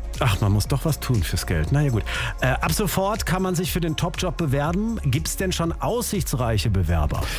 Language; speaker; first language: German; native; German